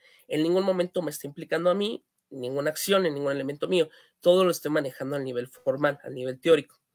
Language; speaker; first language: Spanish; native; Spanish